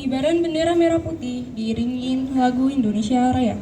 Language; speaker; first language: Indonesian; native; Indonesian